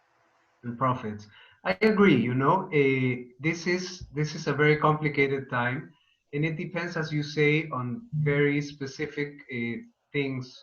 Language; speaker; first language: English; non-native, fluent; Spanish